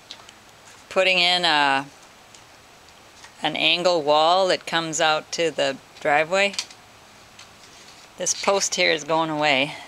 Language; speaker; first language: English; native; English